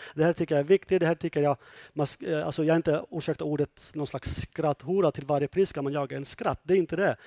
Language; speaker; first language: Swedish; non-native, fluent; Kurdish